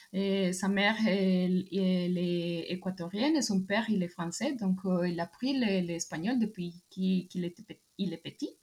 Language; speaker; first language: French; non-native, fluent; Spanish